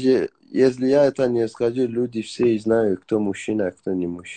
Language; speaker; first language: Russian; non-native, learner; Persian